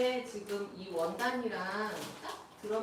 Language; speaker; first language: Korean; native; Korean